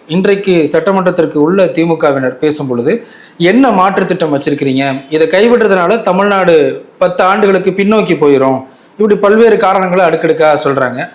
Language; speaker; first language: Tamil; native; Tamil